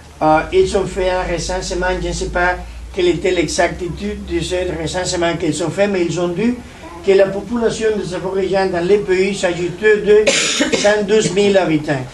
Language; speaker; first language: French; non-native, learner; Spanish